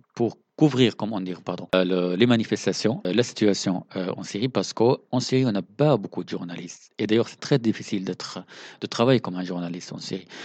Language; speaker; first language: French; non-native, fluent; Arabic